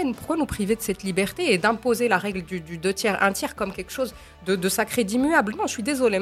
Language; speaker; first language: French; non-native, local second language; Arabic